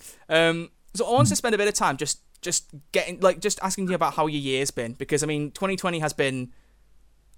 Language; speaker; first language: English; native; English